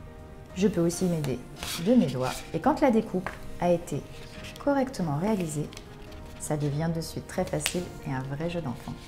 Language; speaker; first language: French; native; French